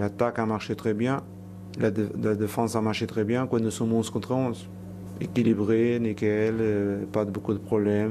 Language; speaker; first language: French; non-native, fluent; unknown